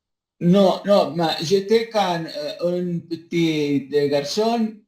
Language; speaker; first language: French; non-native, learner; Spanish